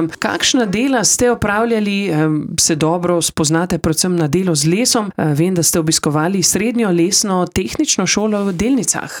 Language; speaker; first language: Slovenian; native; Slovenian